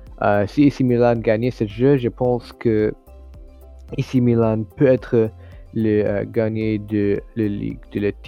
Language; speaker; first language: French; non-native, learner; English